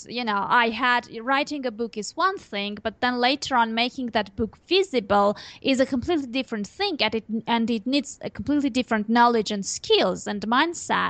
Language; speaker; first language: English; non-native, fluent; Armenian